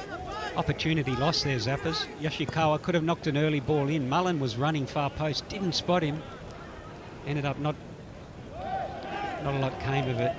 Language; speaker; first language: English; native; English